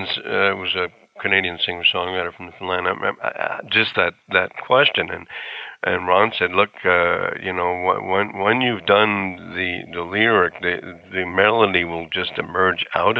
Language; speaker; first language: English; native; English